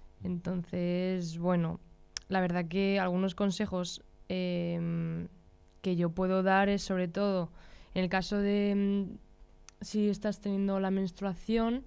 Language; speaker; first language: Spanish; native; Spanish